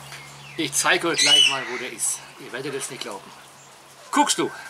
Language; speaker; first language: German; native; German